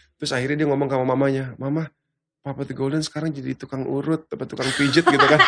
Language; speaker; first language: Indonesian; early bilingual, heritage; Indonesian